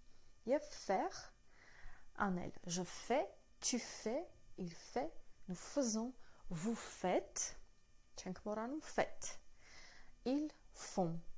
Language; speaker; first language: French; non-native, fluent; Armenian